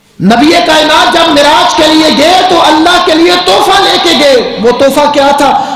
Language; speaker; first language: Urdu; non-native, local second language; Punjabi